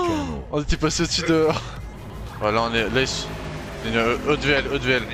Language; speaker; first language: French; native; French